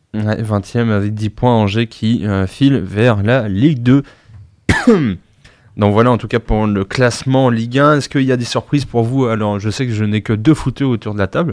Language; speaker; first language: French; native; French